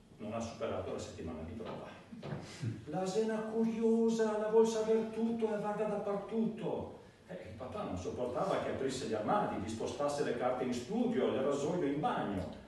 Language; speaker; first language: Italian; native; Italian